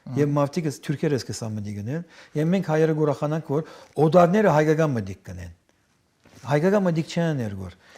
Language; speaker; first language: Armenian; early bilingual, heritage; Armenian